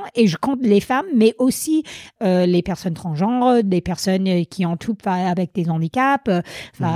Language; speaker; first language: French; non-native, fluent; English